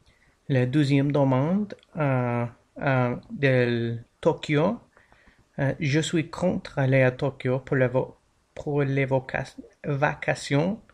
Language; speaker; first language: French; non-native, learner; English